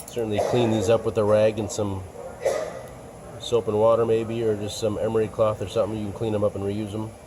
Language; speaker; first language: English; native; English